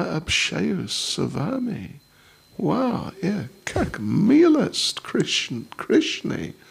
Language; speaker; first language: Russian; non-native, learner; English